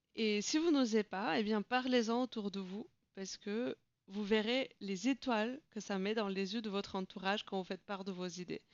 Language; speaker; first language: French; non-native, fluent; Bulgarian